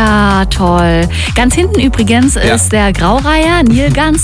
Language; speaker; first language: German; native; German